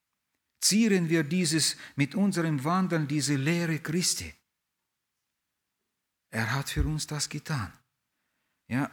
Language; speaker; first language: German; non-native, fluent; Russian